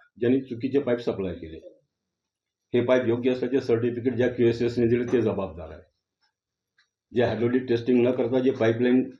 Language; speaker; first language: Marathi; native; Marathi